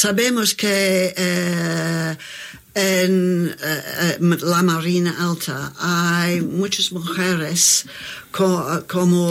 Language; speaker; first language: Spanish; non-native, learner; English